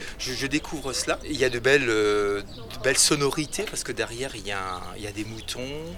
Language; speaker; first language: French; native; French